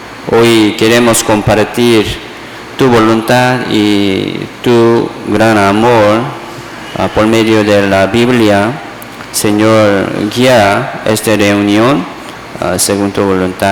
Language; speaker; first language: Spanish; non-native, fluent; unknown